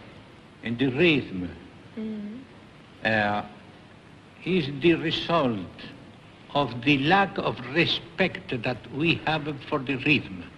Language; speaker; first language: English; non-native, learner; Spanish